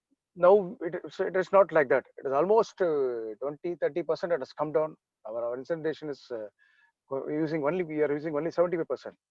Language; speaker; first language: English; non-native, local second language; Tamil